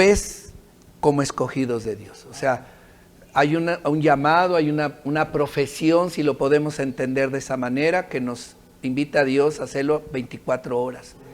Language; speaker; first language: Spanish; native; Spanish